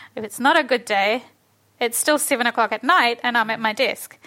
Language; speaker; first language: English; native; English